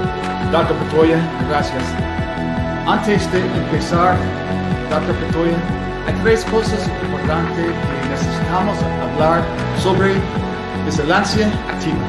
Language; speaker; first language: Spanish; non-native, fluent; English